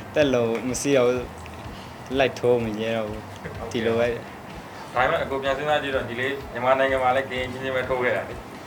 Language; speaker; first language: Burmese; non-native, local second language; Karen languages